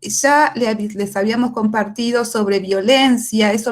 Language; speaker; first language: Spanish; native; Spanish